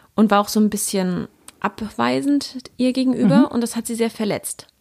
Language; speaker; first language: German; native; German